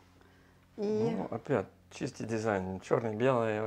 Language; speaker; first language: Russian; non-native, learner; English